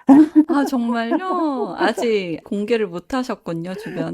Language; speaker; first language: Korean; native; Korean